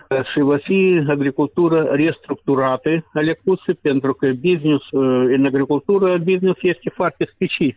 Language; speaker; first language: Romanian; non-native, local second language; Russian